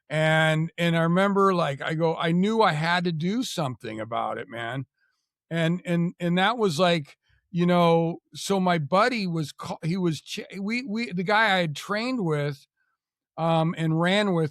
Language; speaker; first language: English; native; English